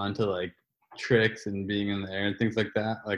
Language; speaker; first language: English; native; English